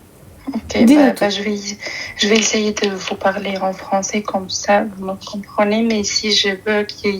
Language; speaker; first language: French; early bilingual, other home language; Arabic